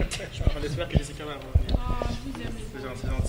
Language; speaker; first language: French; native; French